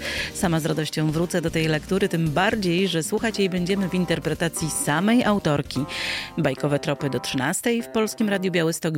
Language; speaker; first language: Polish; native; Polish